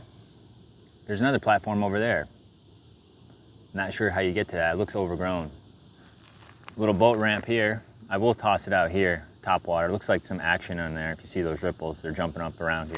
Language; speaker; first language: English; native; English